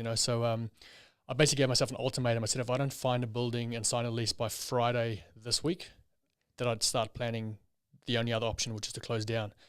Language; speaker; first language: English; native; English